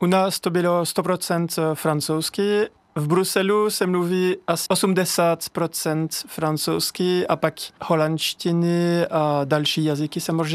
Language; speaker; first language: Czech; non-native, fluent; French